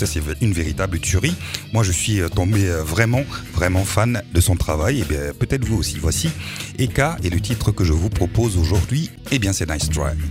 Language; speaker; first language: French; native; French